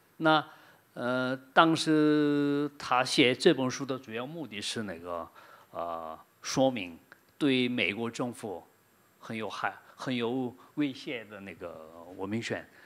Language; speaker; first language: Chinese; non-native, fluent; Korean